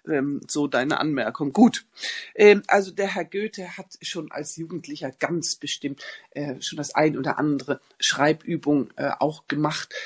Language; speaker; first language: German; native; German